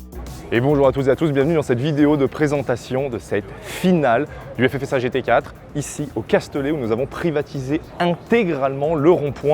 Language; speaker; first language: French; native; French